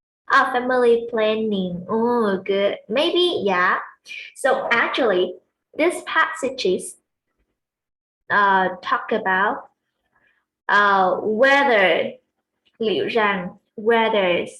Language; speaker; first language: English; non-native, fluent; Vietnamese